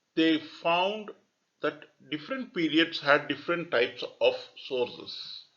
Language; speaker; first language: English; non-native, local second language; Tamil